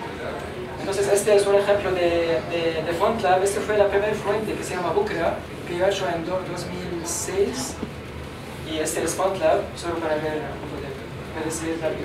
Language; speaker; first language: Spanish; non-native, learner; Arabic